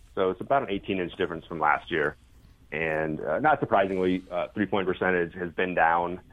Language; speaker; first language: English; native; English